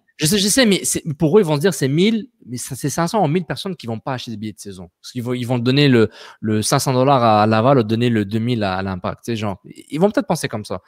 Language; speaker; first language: French; native; French